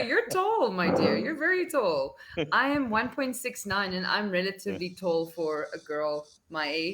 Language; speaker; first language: English; non-native, fluent; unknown